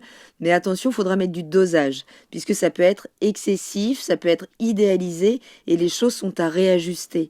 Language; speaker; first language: French; native; French